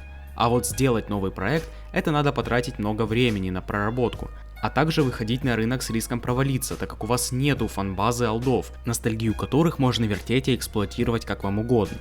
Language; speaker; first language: Russian; native; Russian